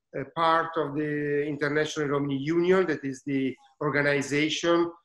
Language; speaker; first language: English; non-native, learner; Italian